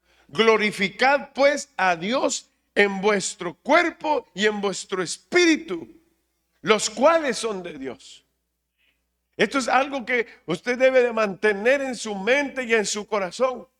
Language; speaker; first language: Spanish; native; Spanish